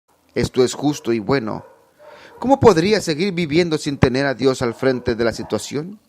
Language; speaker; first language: Spanish; native; Spanish